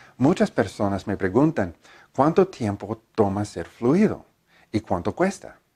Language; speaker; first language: Spanish; non-native, learner; English